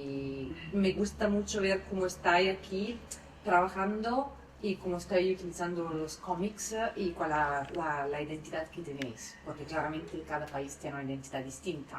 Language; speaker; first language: Spanish; non-native, fluent; Italian